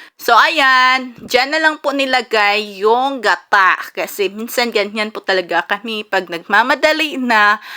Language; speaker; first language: Filipino; non-native, local second language; Cebuano